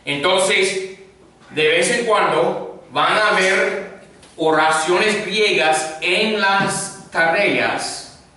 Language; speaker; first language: Spanish; non-native, fluent; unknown